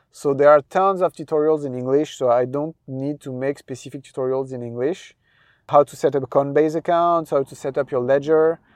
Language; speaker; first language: English; non-native, fluent; French